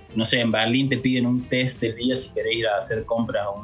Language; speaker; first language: Spanish; native; Spanish